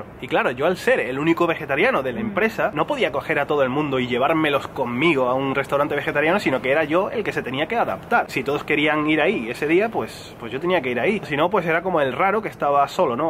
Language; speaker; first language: Spanish; native; Spanish